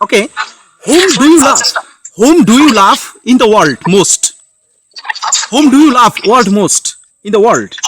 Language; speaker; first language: English; non-native, learner; Bangla